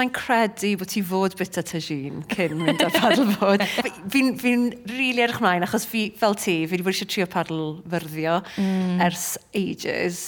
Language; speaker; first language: Welsh; native; Welsh